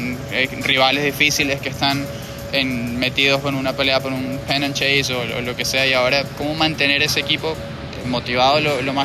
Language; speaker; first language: Spanish; native; Spanish